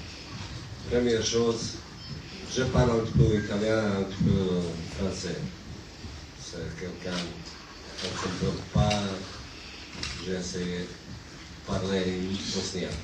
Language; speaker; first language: French; non-native, learner; Bosnian